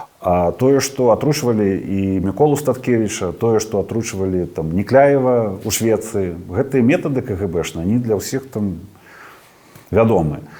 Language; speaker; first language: Belarusian; non-native, local second language; Russian